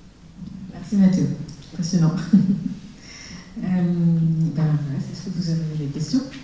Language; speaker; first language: French; native; French